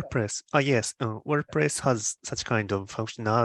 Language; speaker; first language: English; non-native, learner; Japanese